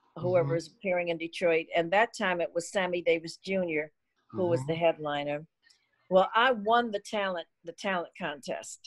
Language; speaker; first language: English; native; English